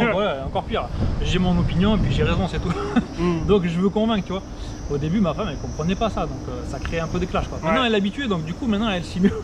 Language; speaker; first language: French; native; French